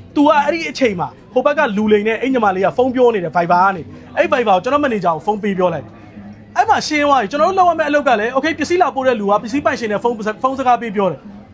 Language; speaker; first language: Burmese; native; Burmese